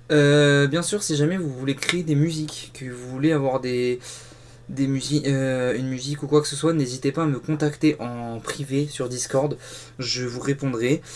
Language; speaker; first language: French; native; French